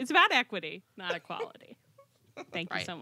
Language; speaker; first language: English; native; English